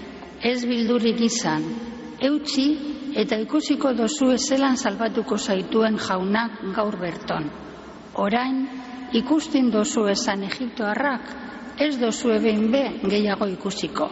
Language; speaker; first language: Basque; native; Basque